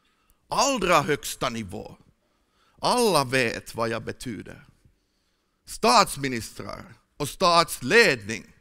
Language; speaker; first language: Swedish; non-native, fluent; Finnish